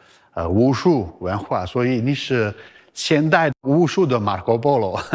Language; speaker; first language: Chinese; non-native, learner; Italian